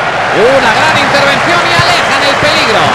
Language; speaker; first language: Spanish; native; Spanish